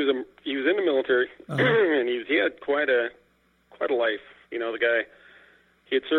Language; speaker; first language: English; native; English